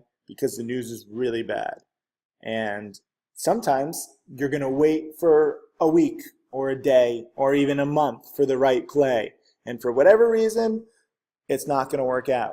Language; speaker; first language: English; native; English